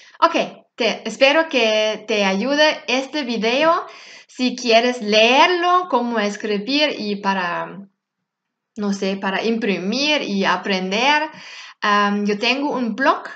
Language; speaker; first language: Spanish; non-native, fluent; German